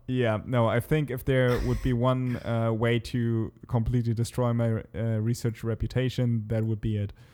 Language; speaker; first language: English; non-native, fluent; German